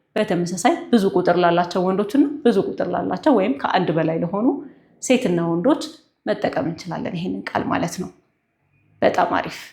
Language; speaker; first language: Amharic; non-native, local second language; Tigrinya